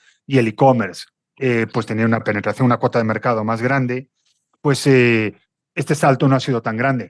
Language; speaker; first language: Spanish; native; Spanish